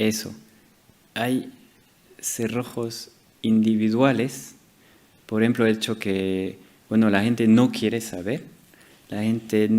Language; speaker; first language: Spanish; non-native, fluent; French